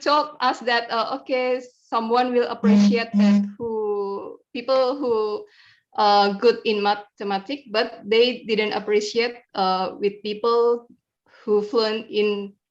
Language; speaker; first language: English; non-native, learner; Indonesian